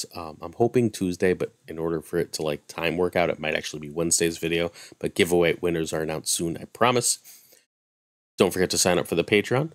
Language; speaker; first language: English; native; English